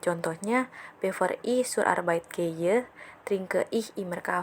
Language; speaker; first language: German; non-native, fluent; Indonesian